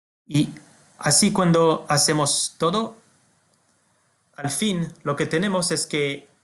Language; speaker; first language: Spanish; non-native, fluent; French